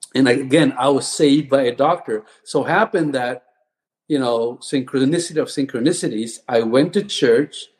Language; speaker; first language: English; non-native, local second language; Cebuano